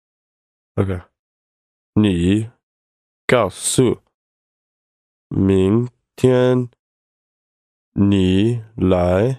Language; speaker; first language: Chinese; non-native, learner; English